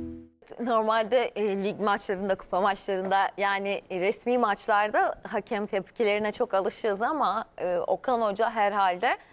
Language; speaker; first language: Turkish; native; Turkish